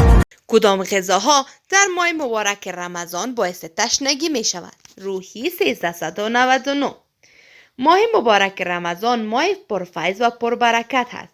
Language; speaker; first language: Persian; native; Persian